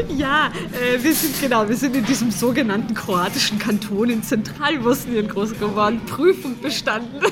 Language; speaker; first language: German; early bilingual, other home language; Bosnian